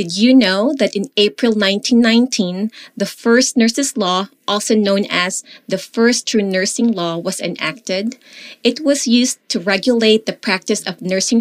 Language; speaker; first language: English; non-native, local second language; Filipino